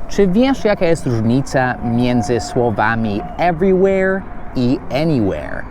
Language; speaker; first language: Polish; non-native, fluent; English